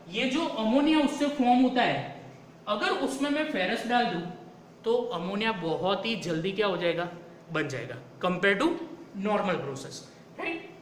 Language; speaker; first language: Hindi; non-native, local second language; Gujarati